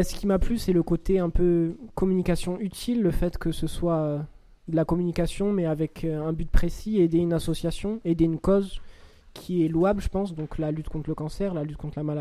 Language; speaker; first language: French; early bilingual, other home language; Arabic